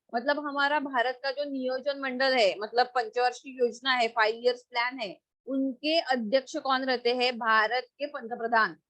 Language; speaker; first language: Hindi; non-native, local second language; Marathi